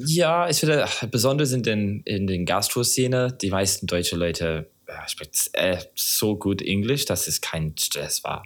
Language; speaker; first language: German; non-native, learner; English